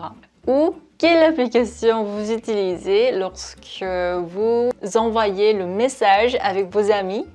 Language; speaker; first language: French; non-native, fluent; Korean